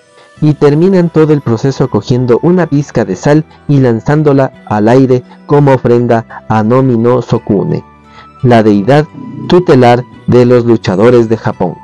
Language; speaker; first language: Spanish; native; Spanish